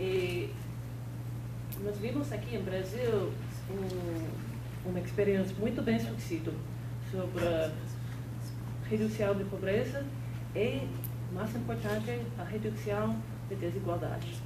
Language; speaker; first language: Portuguese; non-native, fluent; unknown